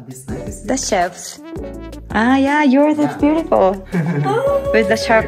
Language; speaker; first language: English; non-native, fluent; Japanese